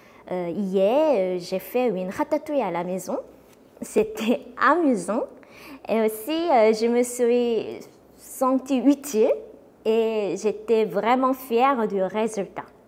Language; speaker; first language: French; non-native, fluent; Korean